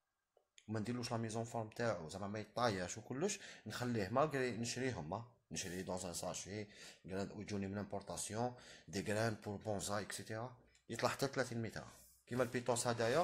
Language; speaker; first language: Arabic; native; Arabic